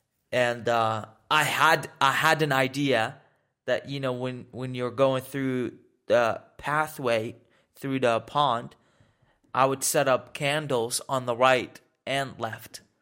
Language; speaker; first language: English; native; English